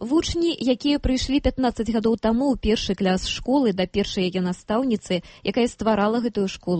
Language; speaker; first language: Belarusian; native; Belarusian